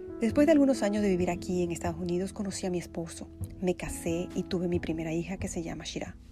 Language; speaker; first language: Spanish; native; Spanish